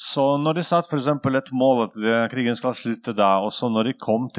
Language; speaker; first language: Norwegian; non-native, fluent; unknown